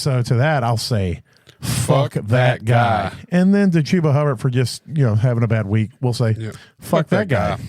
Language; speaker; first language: English; native; English